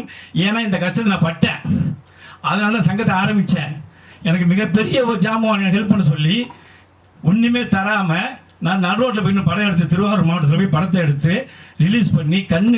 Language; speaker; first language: Tamil; native; Tamil